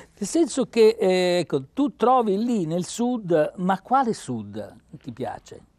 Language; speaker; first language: Italian; native; Italian